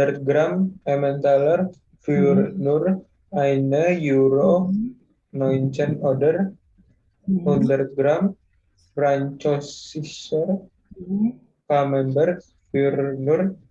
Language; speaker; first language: German; non-native, learner; Indonesian